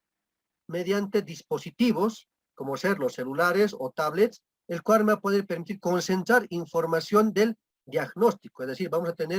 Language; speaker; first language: Spanish; native; Spanish